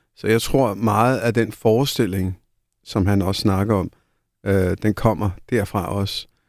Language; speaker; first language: Danish; early bilingual, other home language; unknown